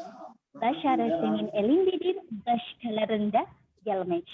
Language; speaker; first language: Turkish; non-native, learner; Indonesian